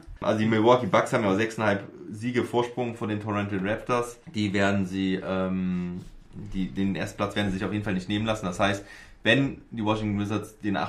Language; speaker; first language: German; native; German